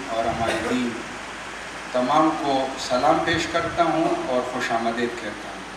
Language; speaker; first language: Urdu; non-native, local second language; Pashto